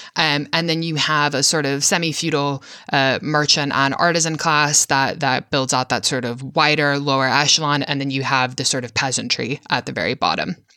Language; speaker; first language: English; native; English